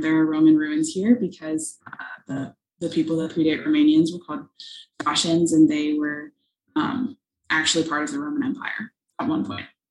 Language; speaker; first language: English; native; English